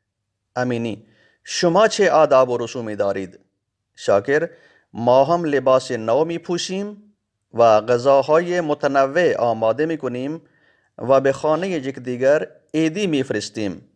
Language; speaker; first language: Persian; non-native, fluent; Urdu